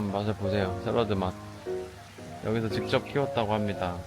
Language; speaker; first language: Korean; native; Korean